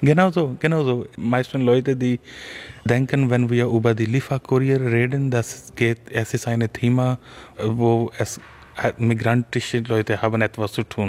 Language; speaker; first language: German; non-native, learner; Urdu